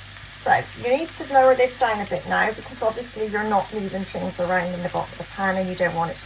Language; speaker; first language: English; native; English